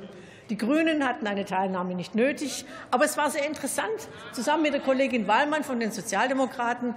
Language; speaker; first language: German; native; German